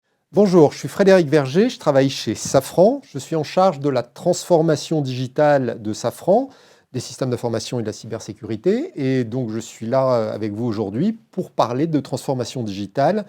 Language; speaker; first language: French; native; French